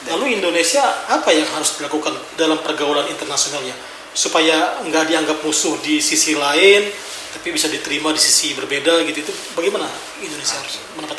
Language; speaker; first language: Indonesian; native; Indonesian